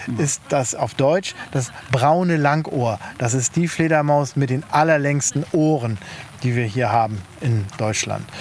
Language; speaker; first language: German; native; German